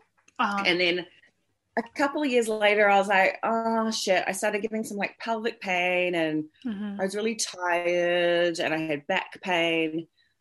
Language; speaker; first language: English; native; English